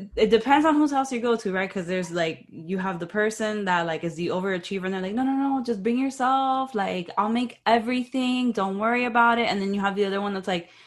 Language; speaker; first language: English; early bilingual, other home language; Spanish